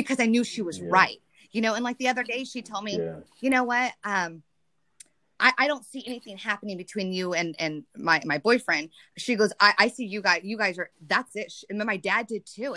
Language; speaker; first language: English; native; English